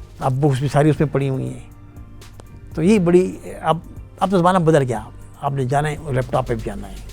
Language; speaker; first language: Urdu; non-native, local second language; Pashto